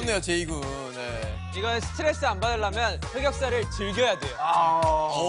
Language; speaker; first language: Korean; native; Korean